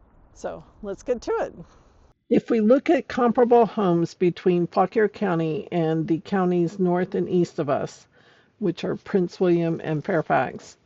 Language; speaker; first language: English; native; English